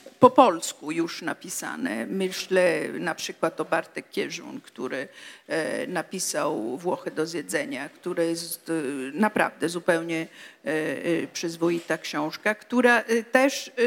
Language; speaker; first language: Polish; non-native, fluent; Italian